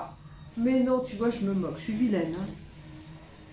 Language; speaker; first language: French; native; French